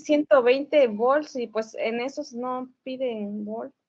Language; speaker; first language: Spanish; native; Spanish